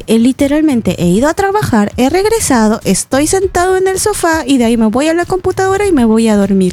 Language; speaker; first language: Spanish; native; Spanish